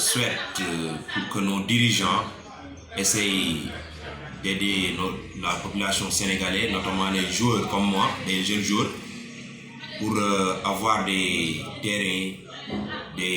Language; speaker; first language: French; non-native, local second language; Wolof